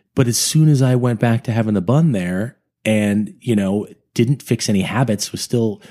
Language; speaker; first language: English; native; English